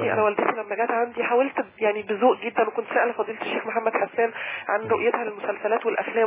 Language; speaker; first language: Arabic; native; Arabic